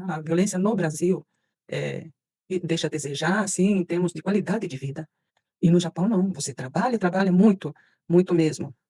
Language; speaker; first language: Portuguese; early bilingual, other home language; Spanish